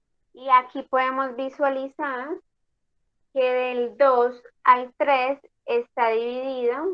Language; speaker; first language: Spanish; native; Spanish